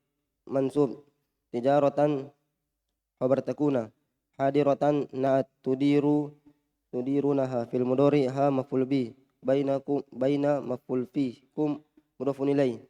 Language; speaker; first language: Arabic; non-native, learner; Indonesian